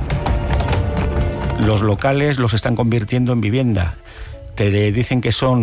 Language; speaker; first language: Spanish; native; Spanish